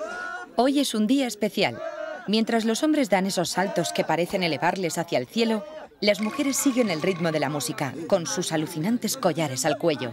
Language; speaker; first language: Spanish; native; Spanish